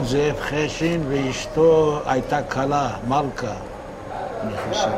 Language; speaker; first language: Hebrew; non-native, local second language; Yiddish